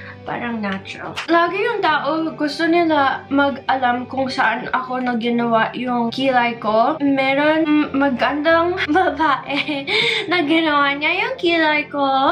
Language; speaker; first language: Filipino; non-native, learner; English